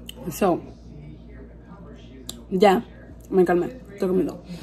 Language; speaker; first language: Spanish; early bilingual, heritage; Spanish